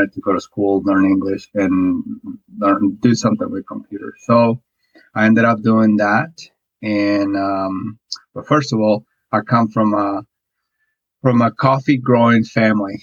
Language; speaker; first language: English; non-native, fluent; Spanish